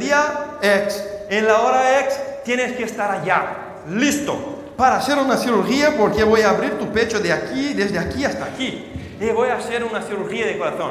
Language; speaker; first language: Spanish; non-native, fluent; Portuguese